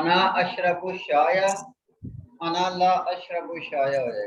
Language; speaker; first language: Arabic; non-native, learner; Urdu